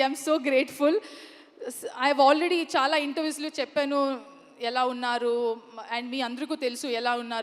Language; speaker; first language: Telugu; non-native, learner; Kannada